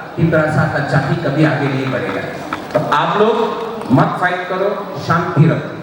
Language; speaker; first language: Hindi; non-native, local second language; Bangla